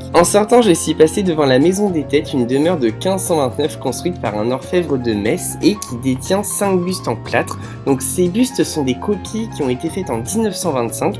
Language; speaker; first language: French; native; French